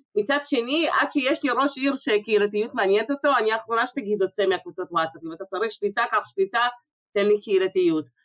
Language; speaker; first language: Hebrew; early bilingual, other home language; Russian